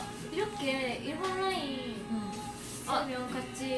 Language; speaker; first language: Korean; non-native, learner; Japanese